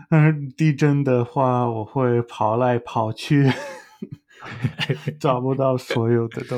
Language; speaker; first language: Chinese; non-native, fluent; English